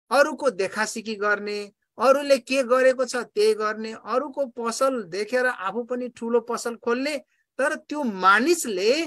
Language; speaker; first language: Nepali; non-native, local second language; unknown